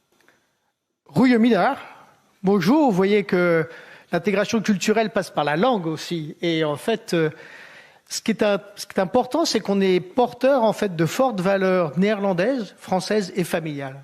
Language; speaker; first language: French; native; French